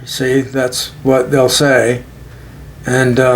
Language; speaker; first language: English; native; English